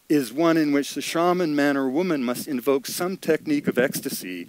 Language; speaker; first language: English; native; English